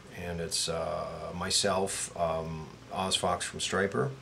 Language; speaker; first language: English; native; English